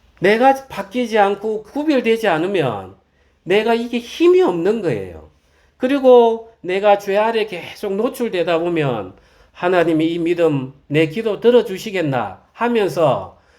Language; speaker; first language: Korean; native; Korean